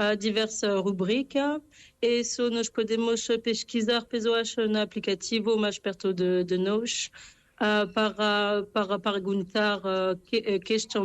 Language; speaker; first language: Portuguese; non-native, fluent; French